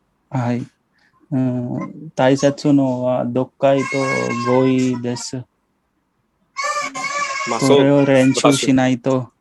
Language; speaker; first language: Japanese; non-native, learner; Hindi